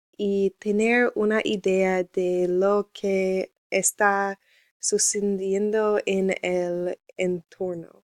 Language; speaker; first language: Spanish; non-native, learner; English